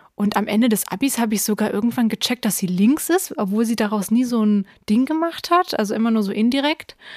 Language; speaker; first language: German; early bilingual, other home language; Russian